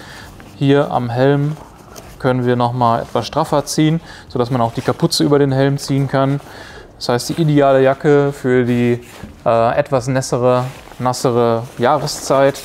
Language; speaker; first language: German; native; German